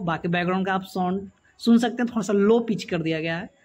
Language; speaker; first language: Hindi; native; Hindi